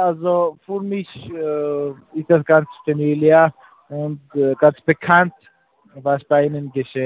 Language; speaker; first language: German; non-native, fluent; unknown